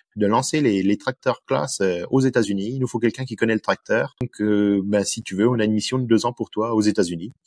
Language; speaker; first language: French; native; French